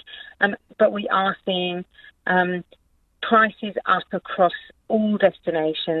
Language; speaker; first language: English; native; English